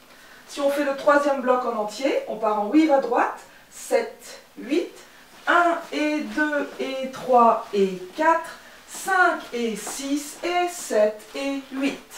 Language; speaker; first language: French; native; French